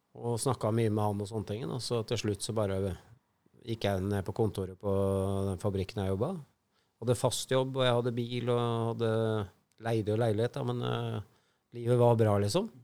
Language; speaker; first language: Norwegian; native; Norwegian